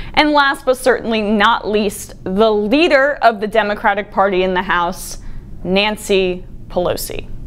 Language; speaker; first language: English; native; English